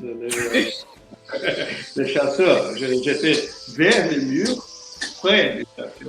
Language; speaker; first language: French; non-native, learner; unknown